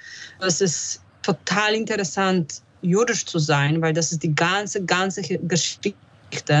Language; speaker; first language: German; non-native, fluent; Polish